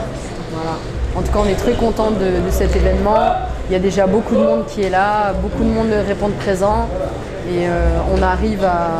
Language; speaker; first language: French; native; French